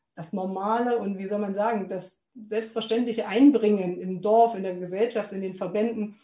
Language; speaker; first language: German; native; German